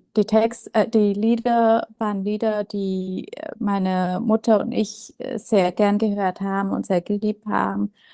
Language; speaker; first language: German; non-native, fluent; Vietnamese